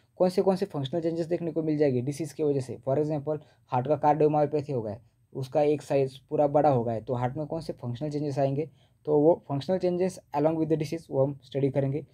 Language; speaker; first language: Hindi; non-native, local second language; Marathi